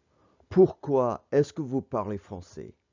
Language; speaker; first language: French; non-native, fluent; English